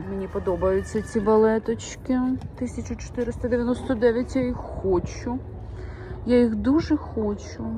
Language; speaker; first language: Ukrainian; non-native, local second language; Russian